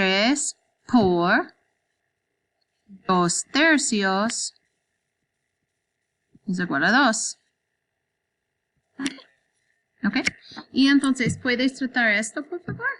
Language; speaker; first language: Spanish; non-native, learner; English